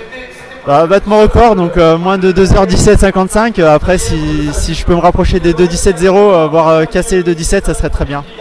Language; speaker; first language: French; native; French